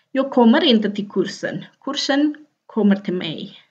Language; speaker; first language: Swedish; non-native, learner; Indonesian